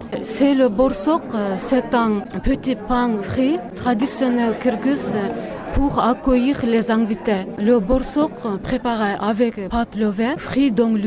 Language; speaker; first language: French; non-native, learner; Kyrgyz